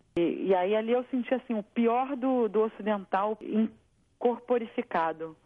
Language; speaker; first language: Portuguese; native; Portuguese